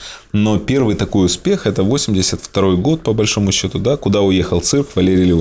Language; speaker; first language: Russian; native; Russian